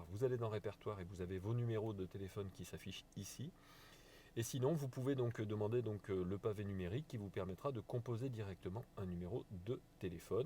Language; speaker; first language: French; native; French